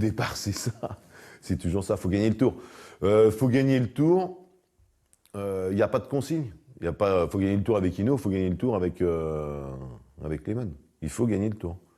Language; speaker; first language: French; native; French